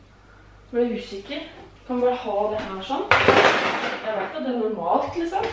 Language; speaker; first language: Norwegian; native; Norwegian